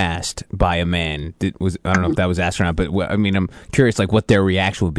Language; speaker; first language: English; native; English